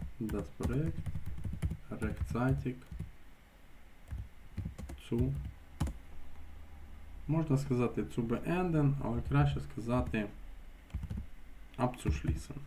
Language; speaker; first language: German; non-native, fluent; Ukrainian